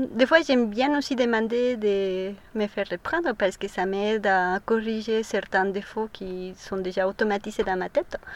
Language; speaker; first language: French; non-native, fluent; Spanish